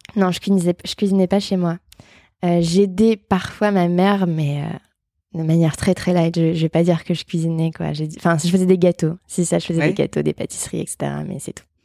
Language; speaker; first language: French; native; French